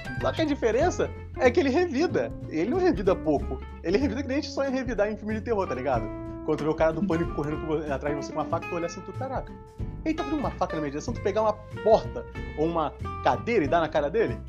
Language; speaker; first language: Portuguese; native; Portuguese